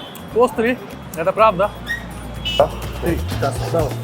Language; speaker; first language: Russian; non-native, learner; Hindi